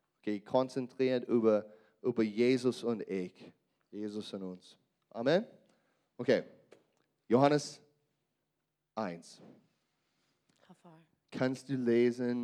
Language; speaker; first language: German; non-native, learner; English